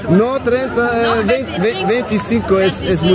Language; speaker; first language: Spanish; non-native, learner; German